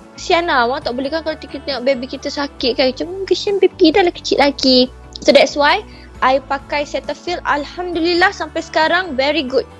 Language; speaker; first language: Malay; native; Malay